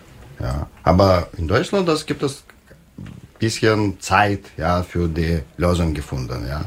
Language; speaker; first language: German; non-native, learner; Russian